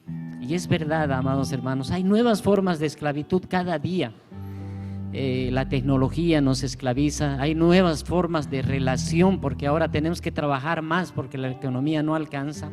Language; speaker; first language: Spanish; native; Spanish